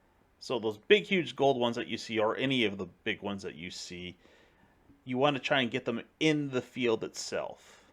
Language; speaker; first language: English; native; English